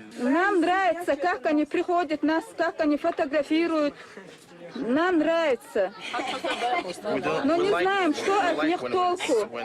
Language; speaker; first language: Russian; non-native, local second language; Chechen